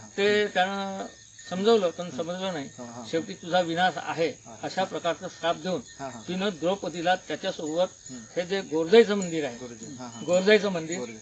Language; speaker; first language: Marathi; native; Marathi